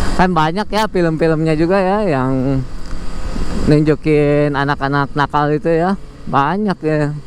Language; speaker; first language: Indonesian; native; Indonesian